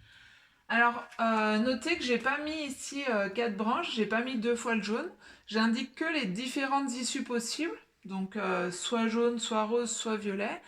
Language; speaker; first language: French; native; French